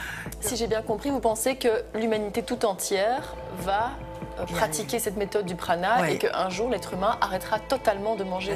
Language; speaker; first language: French; native; French